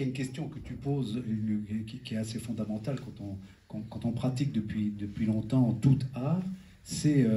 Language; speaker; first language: French; native; French